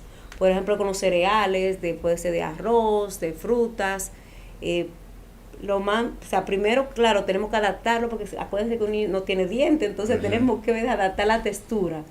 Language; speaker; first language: Spanish; native; Spanish